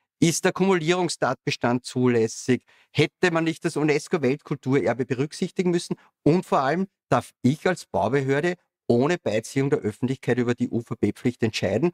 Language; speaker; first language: German; native; German